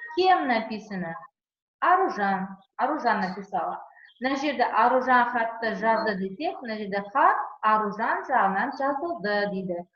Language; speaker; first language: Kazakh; non-native, local second language; Uzbek